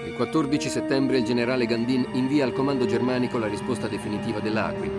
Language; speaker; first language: Italian; native; Italian